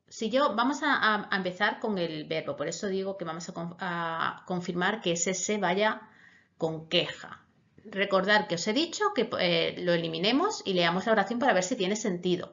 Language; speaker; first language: Spanish; native; Spanish